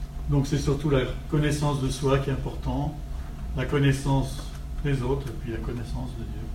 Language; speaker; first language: French; native; French